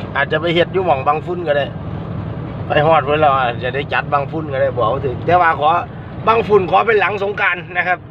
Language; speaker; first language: Thai; non-native, local second language; Northeastern Thai